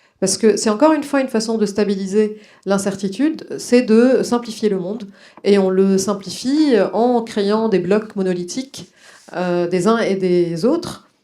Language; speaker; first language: French; non-native, local second language; Arabic